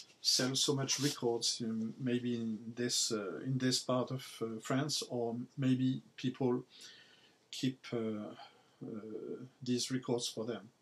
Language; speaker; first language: English; non-native, learner; French